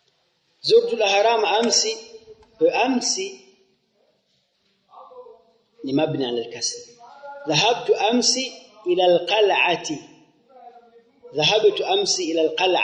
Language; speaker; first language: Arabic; non-native, fluent; Swahili